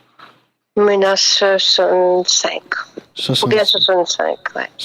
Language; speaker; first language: French; non-native, local second language; Morisyen